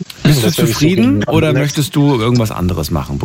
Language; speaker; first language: German; native; German